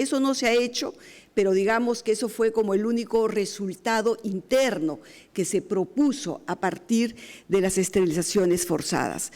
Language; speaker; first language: Spanish; native; Spanish